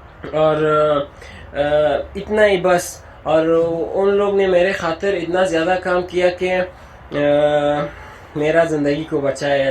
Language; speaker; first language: Hindi; non-native, learner; Persian